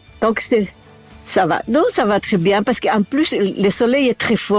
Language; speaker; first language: French; non-native, fluent; Spanish